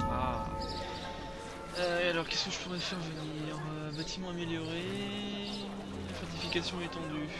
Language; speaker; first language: French; native; French